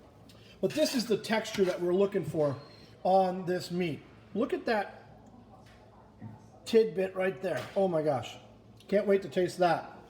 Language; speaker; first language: English; native; English